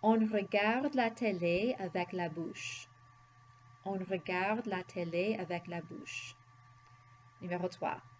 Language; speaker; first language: French; non-native, fluent; English